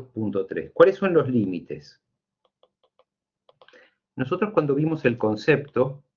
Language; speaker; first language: Spanish; native; Spanish